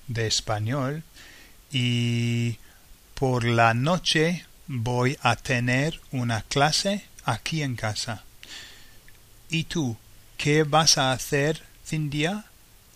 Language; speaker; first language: Spanish; non-native, fluent; English